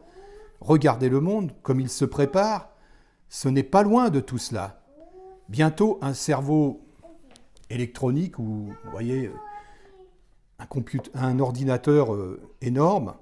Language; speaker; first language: French; native; French